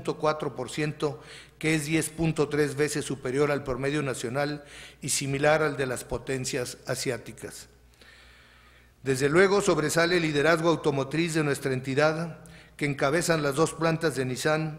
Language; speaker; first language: Spanish; native; Spanish